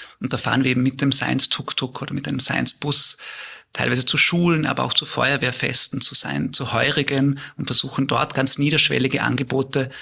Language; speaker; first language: German; native; German